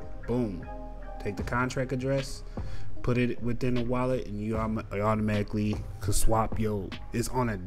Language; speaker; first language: English; native; English